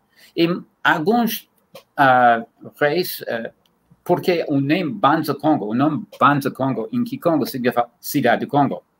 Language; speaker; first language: Portuguese; non-native, fluent; English